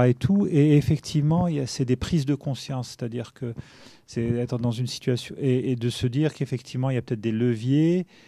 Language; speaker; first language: French; non-native, local second language; Arabic